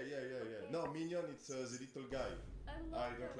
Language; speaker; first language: English; non-native, learner; French